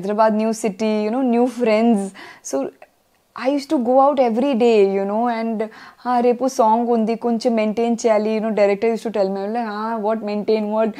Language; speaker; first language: Telugu; non-native, learner; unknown